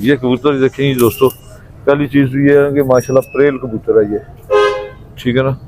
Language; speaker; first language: Hindi; non-native, local second language; Punjabi